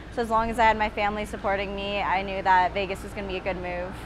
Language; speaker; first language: English; native; English